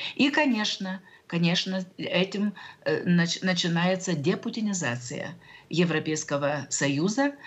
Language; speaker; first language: Russian; non-native, local second language; Lithuanian